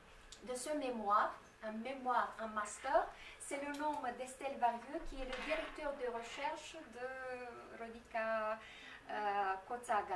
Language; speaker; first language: French; non-native, fluent; Romanian